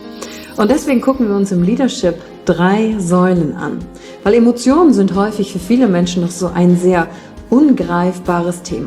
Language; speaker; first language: German; native; German